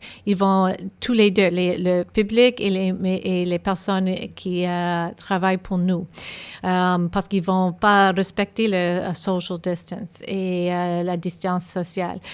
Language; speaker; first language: French; non-native, local second language; English